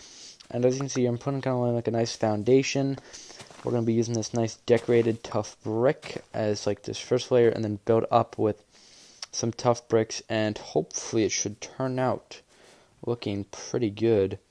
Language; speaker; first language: English; native; English